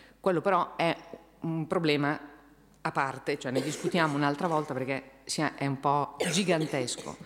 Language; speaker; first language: Italian; native; Italian